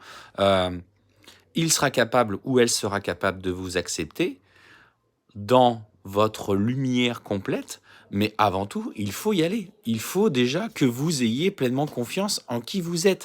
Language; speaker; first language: French; native; French